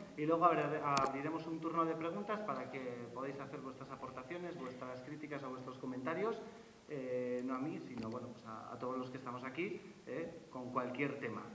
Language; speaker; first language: Spanish; native; Spanish